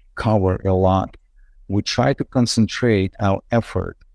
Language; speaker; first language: English; non-native, fluent; Ukrainian